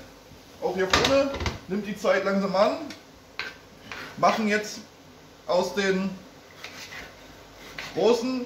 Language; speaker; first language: German; native; German